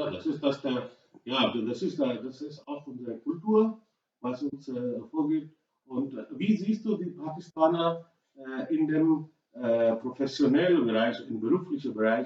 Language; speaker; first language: German; non-native, learner; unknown